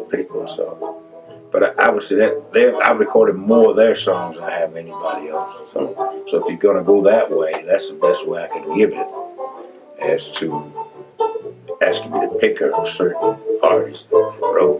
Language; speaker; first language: English; native; English